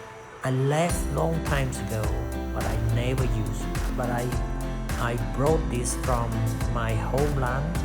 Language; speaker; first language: English; non-native, learner; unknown